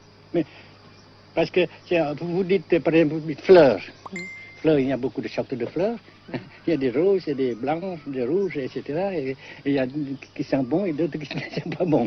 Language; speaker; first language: French; non-native, local second language; Vietnamese